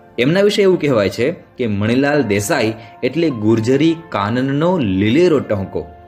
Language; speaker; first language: Gujarati; native; Gujarati